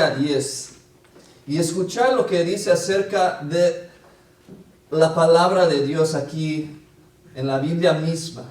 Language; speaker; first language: Spanish; non-native, fluent; English